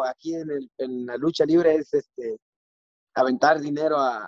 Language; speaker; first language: English; non-native, learner; Spanish